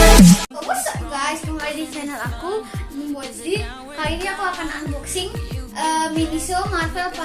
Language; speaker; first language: Indonesian; native; Indonesian